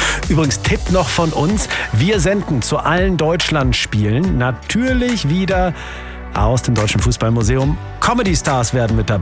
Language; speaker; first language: German; native; German